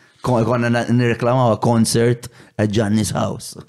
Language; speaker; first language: English; non-native, local second language; Maltese